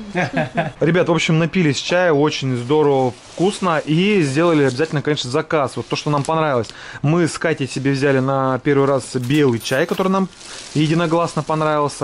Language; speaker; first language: Russian; native; Russian